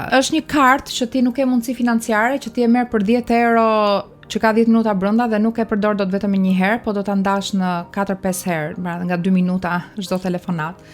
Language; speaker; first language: Albanian; native; Albanian